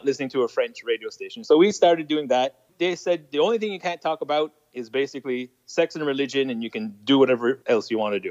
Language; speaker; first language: English; non-native, fluent; French